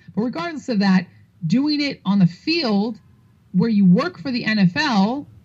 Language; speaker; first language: English; native; English